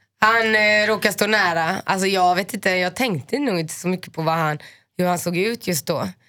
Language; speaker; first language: Swedish; native; Swedish